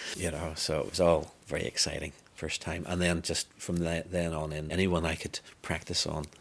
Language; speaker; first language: English; native; English